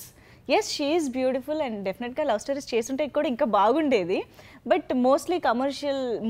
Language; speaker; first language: Telugu; native; Telugu